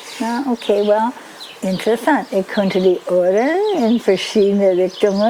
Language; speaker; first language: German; non-native, learner; English